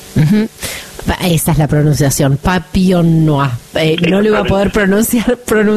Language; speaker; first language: Spanish; native; Spanish